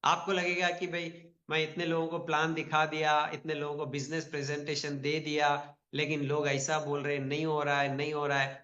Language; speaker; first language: Hindi; non-native, local second language; Telugu